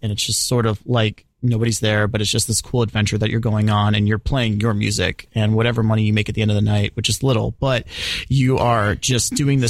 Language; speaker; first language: English; native; English